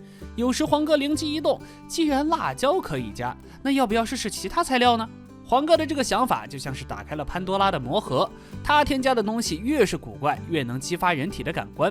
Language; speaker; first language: Chinese; native; Chinese